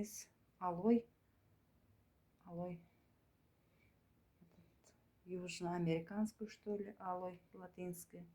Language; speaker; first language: Russian; non-native, learner; Turkmen